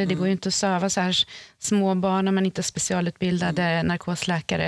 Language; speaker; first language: Swedish; native; Swedish